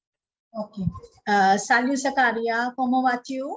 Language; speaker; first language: French; non-native, learner; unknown